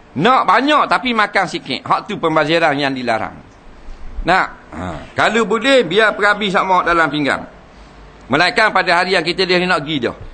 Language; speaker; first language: Malay; native; Malay